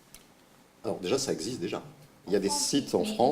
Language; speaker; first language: French; native; French